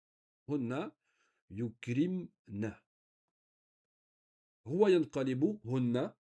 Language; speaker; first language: Arabic; non-native, fluent; French